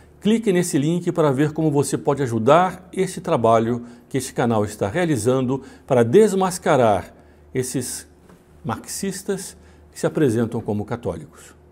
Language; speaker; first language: Portuguese; native; Portuguese